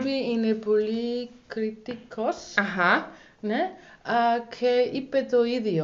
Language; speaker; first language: Greek; non-native, learner; German